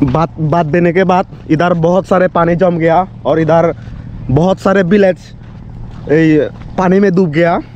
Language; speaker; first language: Hindi; non-native, learner; Chakma